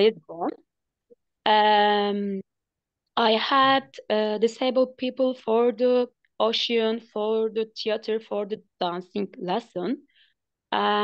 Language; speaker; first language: English; non-native, learner; Turkish